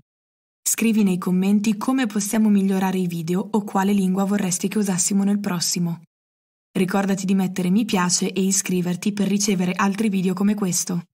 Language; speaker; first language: Italian; native; Italian